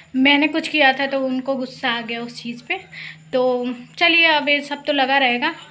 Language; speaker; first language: Hindi; native; Hindi